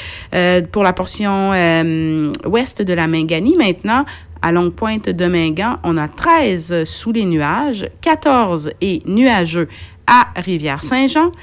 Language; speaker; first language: French; native; French